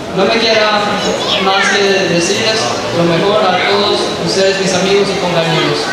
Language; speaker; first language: Spanish; early bilingual, other home language; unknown